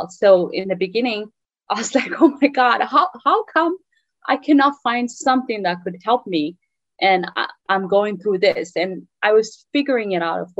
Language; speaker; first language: English; non-native, fluent; Tigrinya